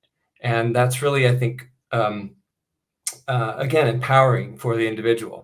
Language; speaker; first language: English; native; English